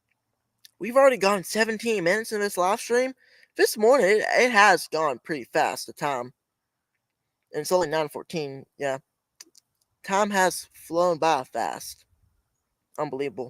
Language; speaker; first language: English; native; English